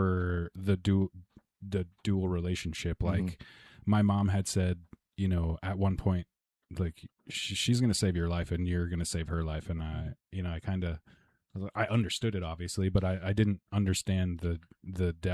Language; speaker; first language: English; native; English